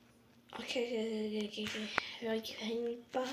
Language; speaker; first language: French; native; French